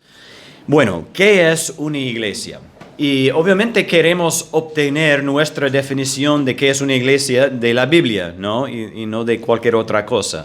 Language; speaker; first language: Spanish; non-native, fluent; English